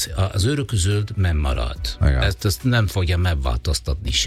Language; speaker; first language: Hungarian; non-native, fluent; Italian